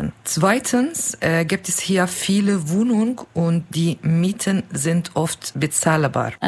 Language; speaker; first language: German; non-native, learner; Kurdish